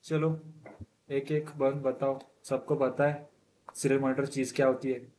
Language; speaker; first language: Hindi; non-native, local second language; Marathi